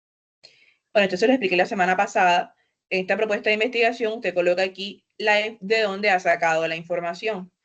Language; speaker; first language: Spanish; native; Spanish